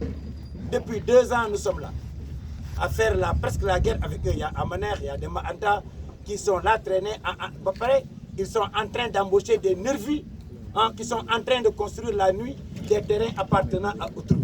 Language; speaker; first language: French; non-native, local second language; Wolof